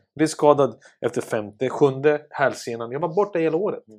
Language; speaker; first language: Swedish; early bilingual, other home language; Serbian